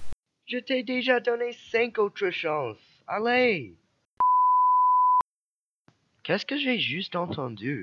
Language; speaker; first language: French; non-native, learner; English